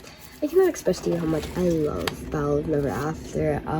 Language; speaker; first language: English; native; English